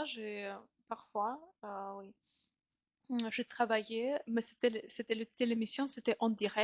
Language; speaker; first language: French; non-native, fluent; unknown